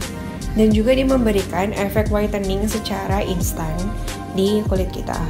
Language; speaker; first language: Indonesian; native; Indonesian